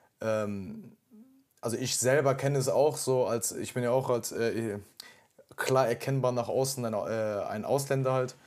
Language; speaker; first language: German; early bilingual, other home language; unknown